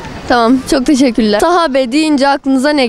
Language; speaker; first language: Turkish; native; Turkish